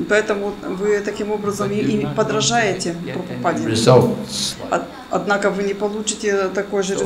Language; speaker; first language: Russian; native; Russian